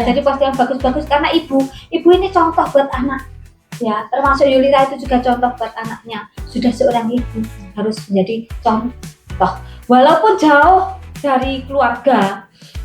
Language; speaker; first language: Indonesian; non-native, local second language; Javanese